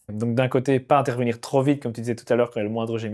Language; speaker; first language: French; native; French